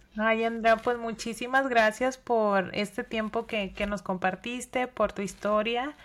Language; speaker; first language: Spanish; native; Spanish